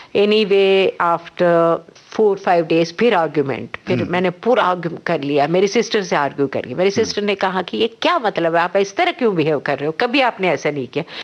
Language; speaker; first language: Hindi; non-native, local second language; Telugu